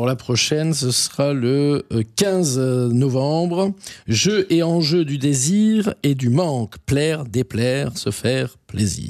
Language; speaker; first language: French; native; French